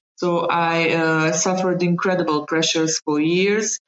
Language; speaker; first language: English; non-native, fluent; Bosnian